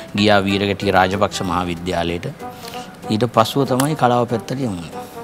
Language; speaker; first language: Sinhala; native; Sinhala